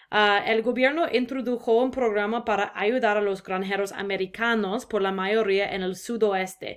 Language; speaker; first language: Spanish; non-native, fluent; English